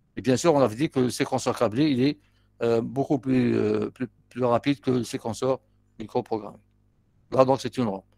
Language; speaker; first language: French; non-native, local second language; Arabic